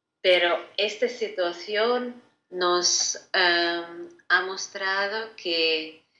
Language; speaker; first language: Spanish; non-native, fluent; Ukrainian